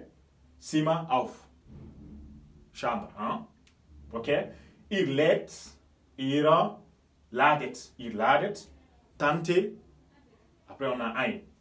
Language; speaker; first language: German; non-native, fluent; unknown